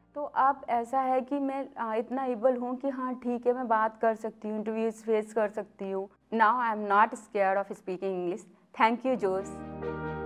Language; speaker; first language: Hindi; native; Hindi